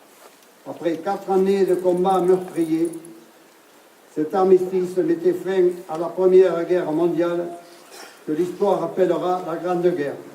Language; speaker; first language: French; native; French